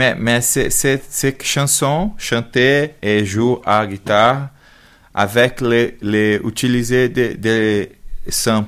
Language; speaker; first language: French; non-native, learner; Portuguese